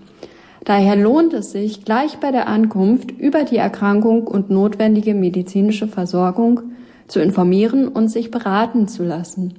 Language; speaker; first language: German; native; German